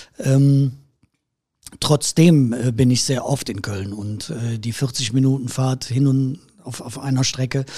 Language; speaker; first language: German; native; German